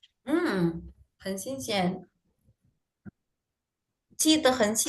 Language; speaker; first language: Chinese; non-native, fluent; Indonesian